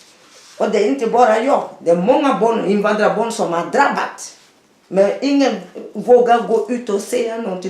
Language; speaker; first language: Swedish; non-native, fluent; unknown